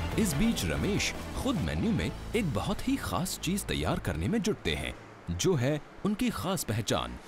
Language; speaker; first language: Hindi; native; Hindi